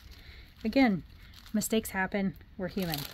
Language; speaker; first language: English; native; English